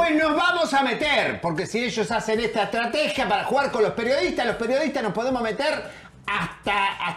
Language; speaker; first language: Spanish; native; Spanish